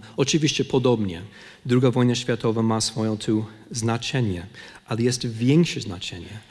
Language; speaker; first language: Polish; non-native, fluent; English